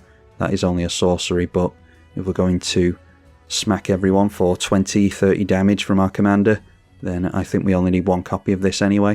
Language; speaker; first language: English; native; English